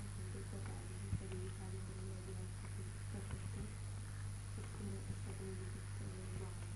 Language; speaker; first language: Italian; early bilingual, heritage; Italian